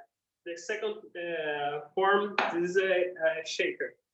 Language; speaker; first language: English; non-native, learner; Portuguese